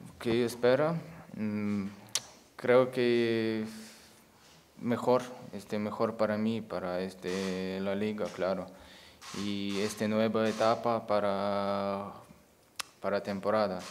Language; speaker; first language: Spanish; non-native, learner; Ukrainian